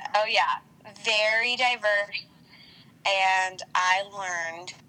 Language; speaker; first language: English; native; English